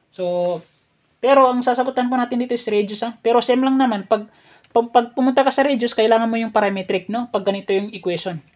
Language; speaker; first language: Filipino; native; Filipino